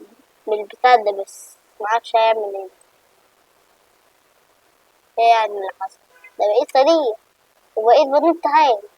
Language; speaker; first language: Arabic; native; Arabic